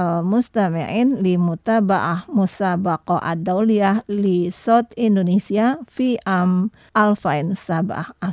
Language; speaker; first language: Arabic; non-native, learner; Indonesian